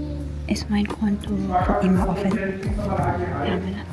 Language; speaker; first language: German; non-native, learner; Filipino